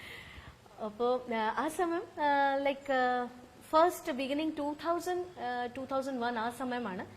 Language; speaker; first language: Malayalam; non-native, local second language; Bangla